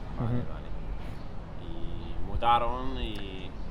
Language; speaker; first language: Spanish; non-native, fluent; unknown